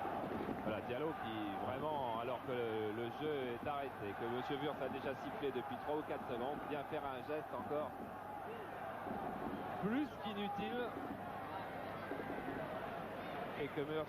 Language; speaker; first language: French; native; French